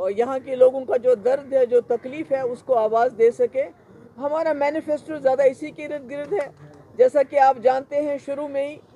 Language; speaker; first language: Urdu; non-native, local second language; Kashmiri